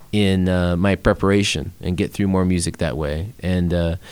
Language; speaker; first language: English; native; English